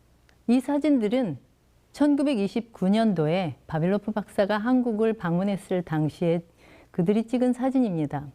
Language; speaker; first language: Korean; native; Korean